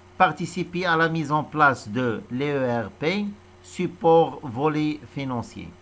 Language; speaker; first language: French; non-native, local second language; Arabic